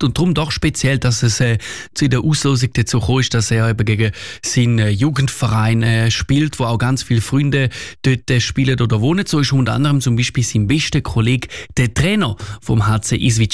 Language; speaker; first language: German; native; German